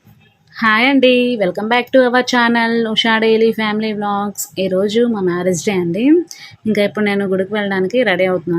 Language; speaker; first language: Telugu; native; Telugu